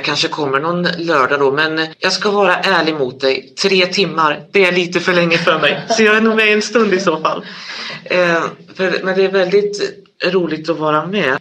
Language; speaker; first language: Swedish; native; Swedish